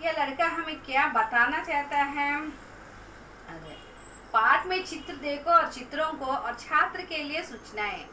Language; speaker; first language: Hindi; non-native, local second language; Telugu